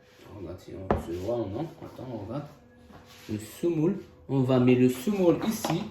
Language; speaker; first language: French; non-native, local second language; Arabic